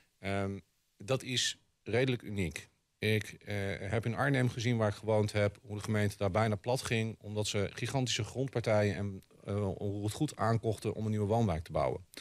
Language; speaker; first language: Dutch; native; Dutch